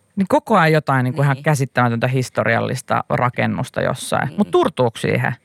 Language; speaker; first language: Finnish; native; Finnish